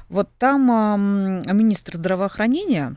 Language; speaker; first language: Russian; native; Russian